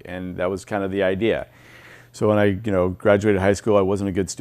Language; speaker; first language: English; native; English